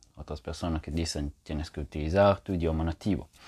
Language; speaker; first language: Spanish; non-native, fluent; Italian